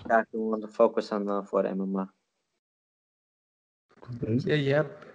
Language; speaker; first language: Dutch; non-native, learner; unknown